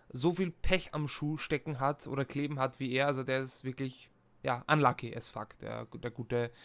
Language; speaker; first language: German; native; German